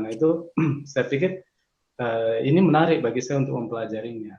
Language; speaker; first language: Indonesian; native; Indonesian